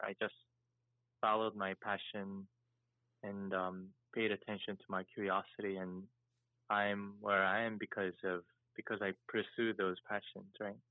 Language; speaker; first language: English; early bilingual, other home language; Korean